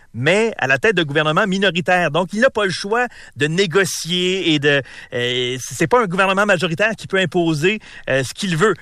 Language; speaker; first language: French; native; French